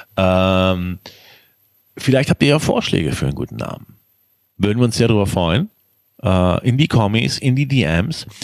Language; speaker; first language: German; native; German